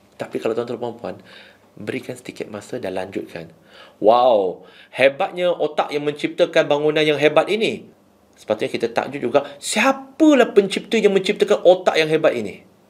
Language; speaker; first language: Malay; non-native, local second language; Chinese